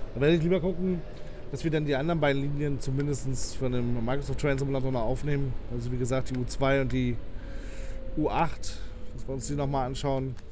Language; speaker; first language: German; native; German